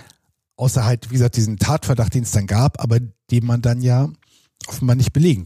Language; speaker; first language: German; native; German